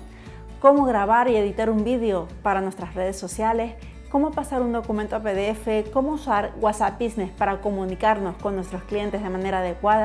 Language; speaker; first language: Spanish; native; Spanish